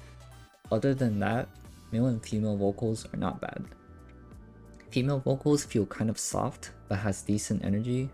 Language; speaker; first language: English; non-native, fluent; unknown